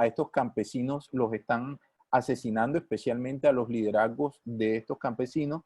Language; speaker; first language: Spanish; native; Spanish